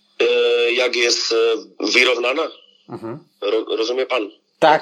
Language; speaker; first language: Polish; non-native, learner; Slovak